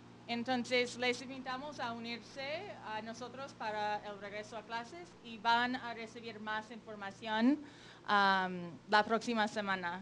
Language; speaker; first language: Spanish; non-native, fluent; English